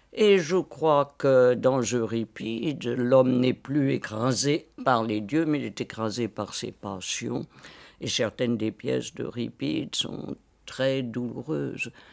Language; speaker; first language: French; native; French